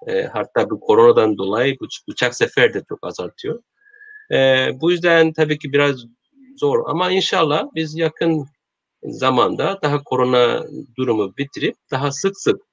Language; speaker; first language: Turkish; non-native, learner; Korean